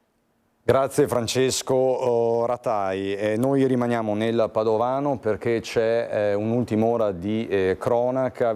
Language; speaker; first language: Italian; native; Italian